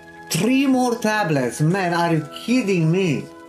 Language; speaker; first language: English; non-native, fluent; Romanian